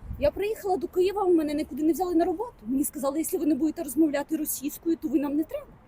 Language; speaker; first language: Ukrainian; non-native, local second language; Russian